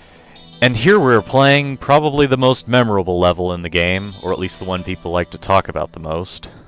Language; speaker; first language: English; native; English